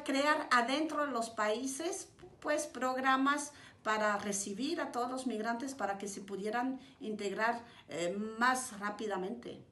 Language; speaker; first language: Spanish; non-native, fluent; French